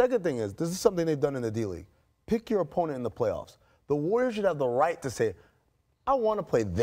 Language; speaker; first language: English; native; English